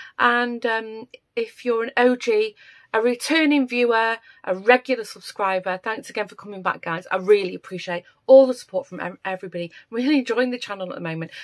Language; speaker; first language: English; native; English